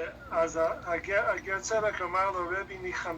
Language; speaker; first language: Hebrew; non-native, fluent; English